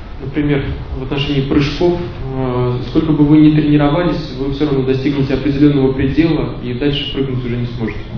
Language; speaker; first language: Russian; native; Russian